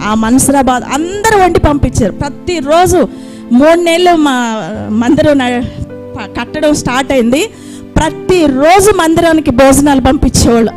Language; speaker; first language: Telugu; native; Telugu